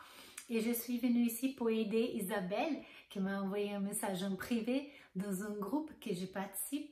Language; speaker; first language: French; non-native, fluent; Portuguese